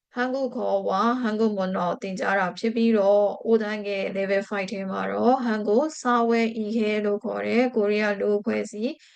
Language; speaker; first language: Burmese; native; Burmese